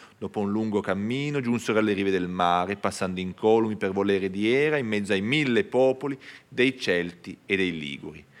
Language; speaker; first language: Italian; native; Italian